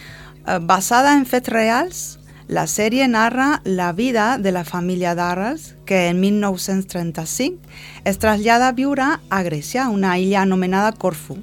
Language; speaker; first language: Catalan; non-native, learner; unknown